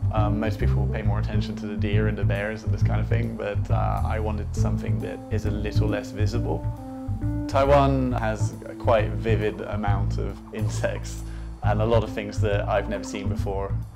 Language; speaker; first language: English; native; English